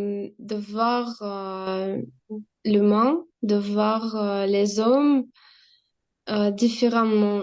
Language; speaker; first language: French; non-native, fluent; Russian